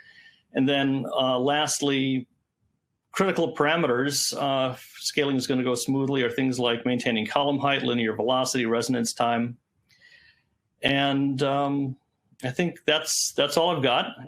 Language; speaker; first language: English; native; English